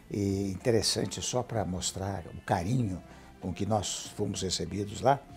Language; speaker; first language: Portuguese; early bilingual, other home language; Arabic